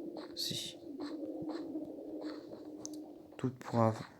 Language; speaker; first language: French; native; French